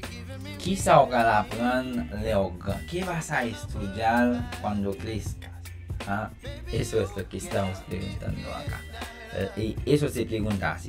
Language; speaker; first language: Spanish; non-native, fluent; Haitian Creole